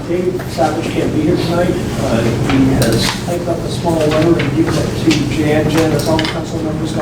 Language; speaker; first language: English; native; English